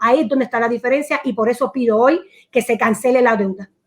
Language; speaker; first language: Spanish; native; Spanish